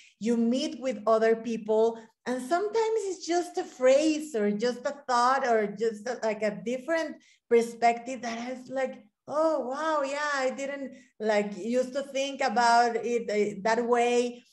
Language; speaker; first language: English; non-native, fluent; Spanish